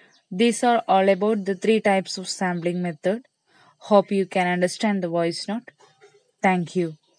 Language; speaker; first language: English; non-native, local second language; Malayalam